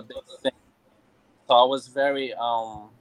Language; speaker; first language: English; non-native, fluent; Portuguese